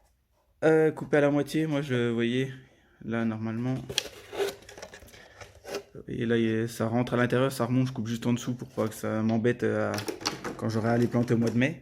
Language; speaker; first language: French; native; French